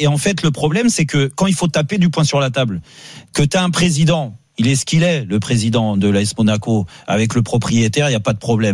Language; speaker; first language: French; native; French